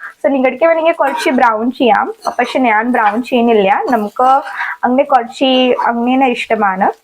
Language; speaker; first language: Malayalam; non-native, fluent; Hindi